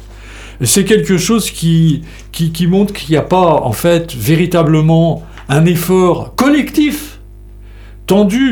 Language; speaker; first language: French; native; French